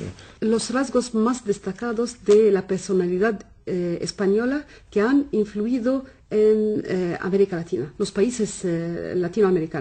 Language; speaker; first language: Spanish; non-native, fluent; Arabic